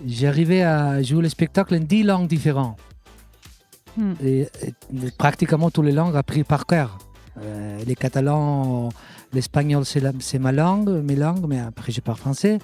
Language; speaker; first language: French; non-native, fluent; Catalan